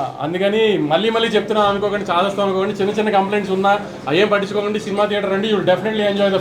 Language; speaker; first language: Telugu; native; Telugu